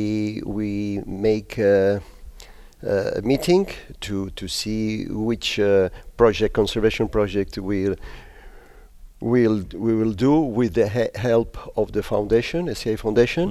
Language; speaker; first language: English; non-native, learner; Spanish